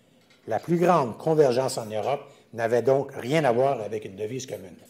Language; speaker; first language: French; native; French